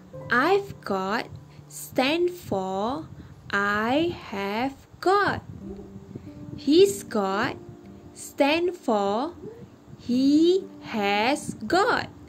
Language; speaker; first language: English; non-native, local second language; Malay